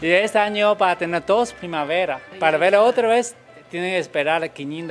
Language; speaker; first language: Spanish; non-native, learner; Chinese